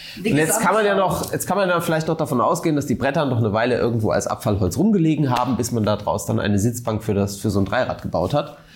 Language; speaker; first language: German; native; German